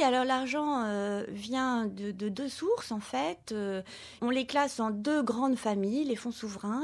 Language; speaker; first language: French; native; French